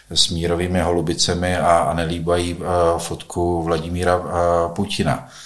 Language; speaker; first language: Czech; native; Czech